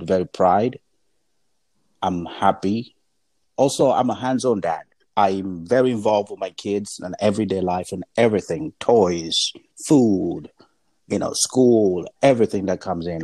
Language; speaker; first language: English; non-native, local second language; Swahili